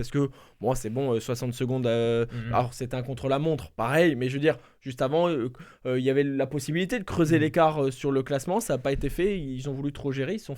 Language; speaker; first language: French; native; French